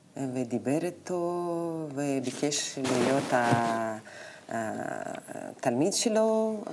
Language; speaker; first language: Hebrew; non-native, fluent; Russian